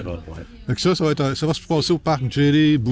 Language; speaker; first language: French; native; French